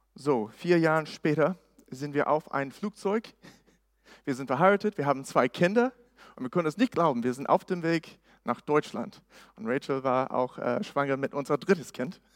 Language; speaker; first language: German; non-native, fluent; English